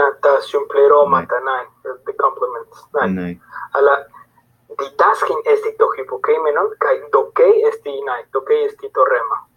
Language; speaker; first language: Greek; non-native, fluent; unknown